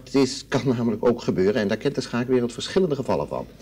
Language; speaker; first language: Dutch; native; Dutch